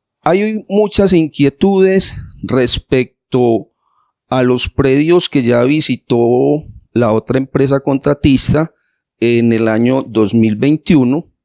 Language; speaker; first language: Spanish; native; Spanish